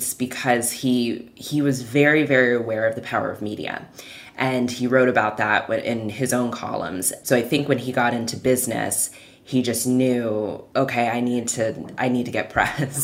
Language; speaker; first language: English; native; English